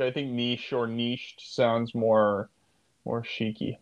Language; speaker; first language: English; native; English